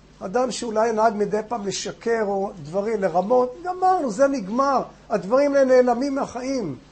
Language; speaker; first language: Hebrew; non-native, fluent; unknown